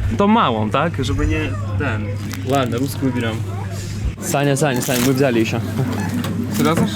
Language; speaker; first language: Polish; non-native, fluent; Russian